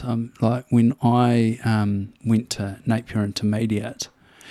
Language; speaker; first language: English; native; English